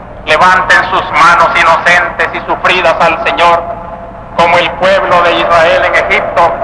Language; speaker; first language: Spanish; native; Spanish